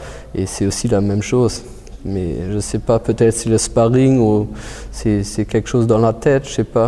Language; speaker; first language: French; early bilingual, heritage; German